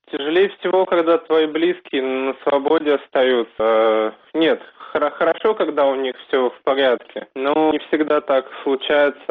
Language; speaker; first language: Russian; native; Russian